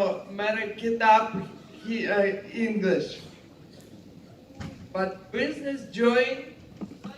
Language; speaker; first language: Hindi; non-native, learner; Ukrainian